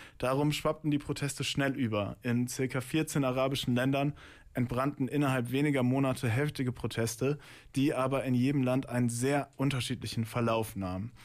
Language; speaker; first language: German; native; German